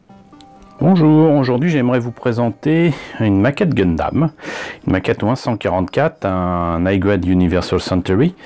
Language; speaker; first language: French; native; French